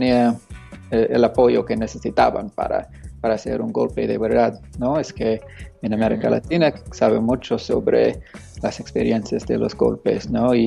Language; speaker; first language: Spanish; non-native, fluent; English